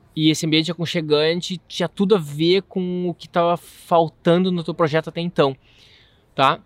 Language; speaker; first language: Portuguese; native; Portuguese